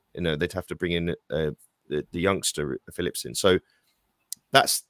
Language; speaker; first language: English; native; English